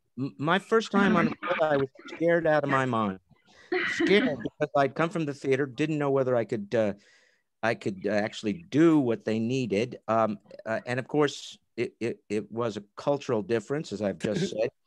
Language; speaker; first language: English; native; English